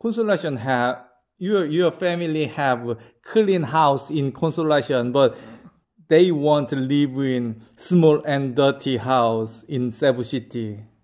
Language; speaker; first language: English; non-native, learner; Korean